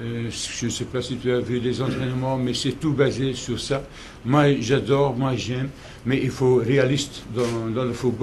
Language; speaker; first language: French; non-native, local second language; Dutch